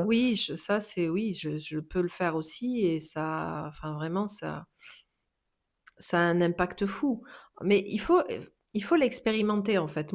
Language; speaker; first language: French; native; French